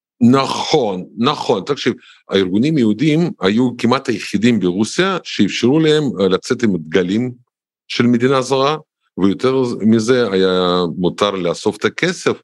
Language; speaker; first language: Hebrew; non-native, fluent; Russian